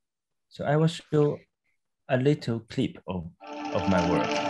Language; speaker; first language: English; non-native, fluent; Chinese